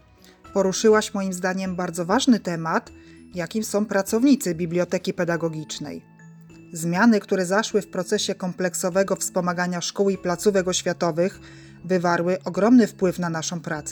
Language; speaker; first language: Polish; native; Polish